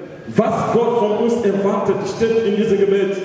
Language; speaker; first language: German; non-native, learner; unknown